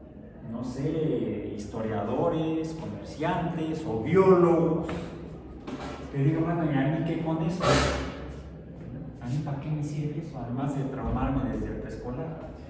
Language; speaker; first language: Spanish; native; Spanish